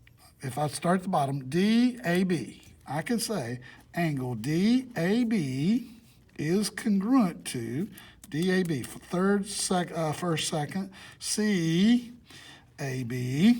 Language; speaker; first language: English; native; English